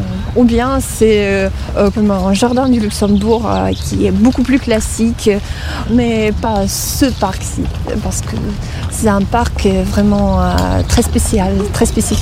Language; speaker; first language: French; non-native, fluent; Russian